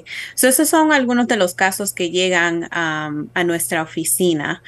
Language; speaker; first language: Spanish; early bilingual, heritage; Spanish